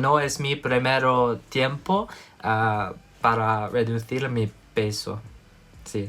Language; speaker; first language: Spanish; non-native, learner; English